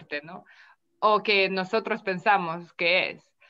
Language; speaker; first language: Spanish; non-native, fluent; Romanian